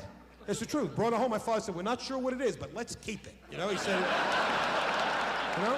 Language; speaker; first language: English; native; English